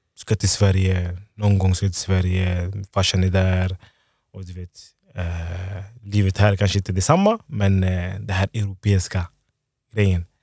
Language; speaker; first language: Swedish; early bilingual, other home language; Lingala